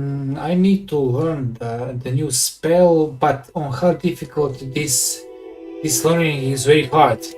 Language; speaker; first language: English; non-native, fluent; Serbian